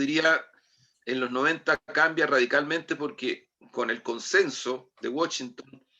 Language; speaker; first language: Spanish; native; Spanish